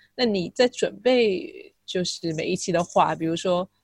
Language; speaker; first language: Chinese; non-native, local second language; Min Nan Chinese